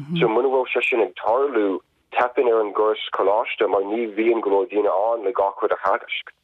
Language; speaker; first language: Irish; non-native, fluent; English